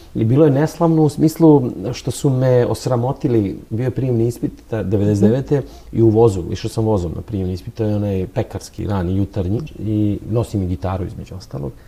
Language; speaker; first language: Serbian; native; Serbian